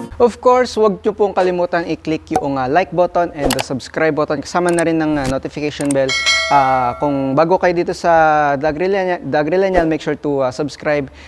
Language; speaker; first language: Filipino; non-native, local second language; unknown